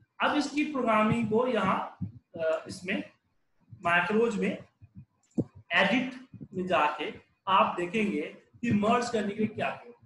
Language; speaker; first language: Hindi; native; Hindi